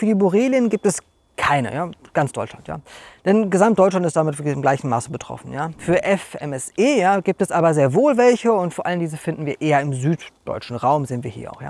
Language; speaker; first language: German; native; German